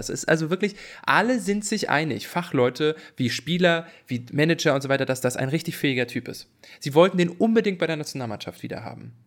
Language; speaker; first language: German; native; German